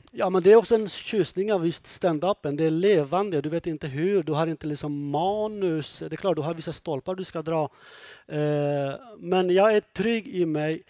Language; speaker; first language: Swedish; non-native, fluent; Kurdish